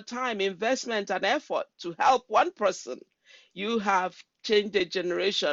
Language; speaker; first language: English; non-native, local second language; Igbo